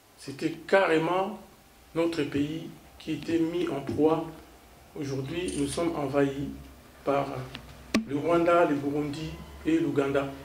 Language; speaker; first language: French; non-native, local second language; Kongo